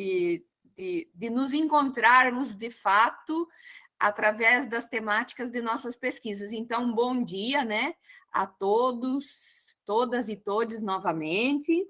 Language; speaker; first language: Portuguese; native; Portuguese